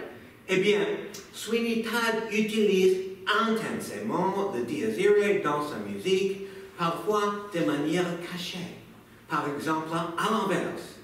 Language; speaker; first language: French; non-native, fluent; English